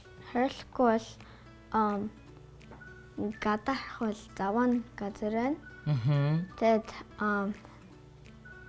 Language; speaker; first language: Mongolian; early bilingual, heritage; Mongolian